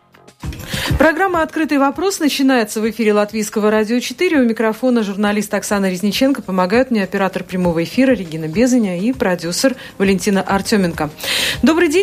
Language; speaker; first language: Russian; native; Russian